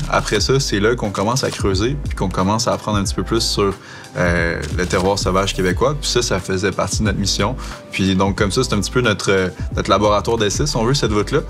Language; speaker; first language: French; native; French